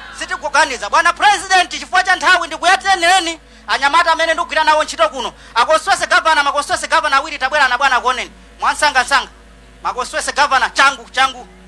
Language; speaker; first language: Nyanja; native; Nyanja